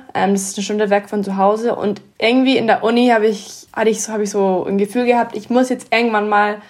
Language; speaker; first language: German; early bilingual, heritage; English